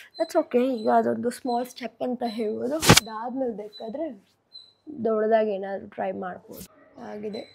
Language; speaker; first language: Kannada; non-native, local second language; Kodava